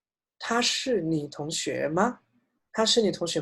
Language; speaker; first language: Chinese; non-native, fluent; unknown